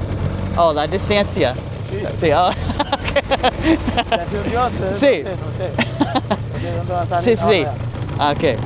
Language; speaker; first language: Spanish; non-native, learner; English